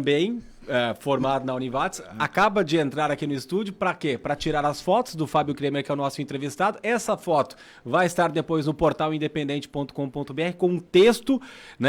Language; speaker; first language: Portuguese; native; Portuguese